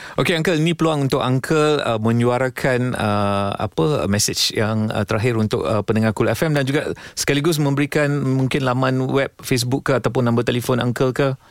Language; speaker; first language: Malay; non-native, local second language; Tamil